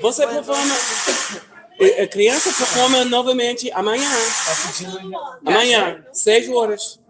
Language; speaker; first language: Portuguese; non-native, learner; English